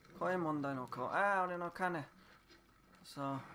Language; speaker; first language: Japanese; non-native, learner; English